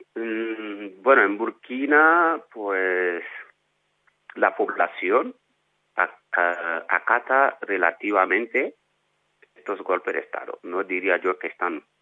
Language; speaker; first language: Spanish; non-native, fluent; French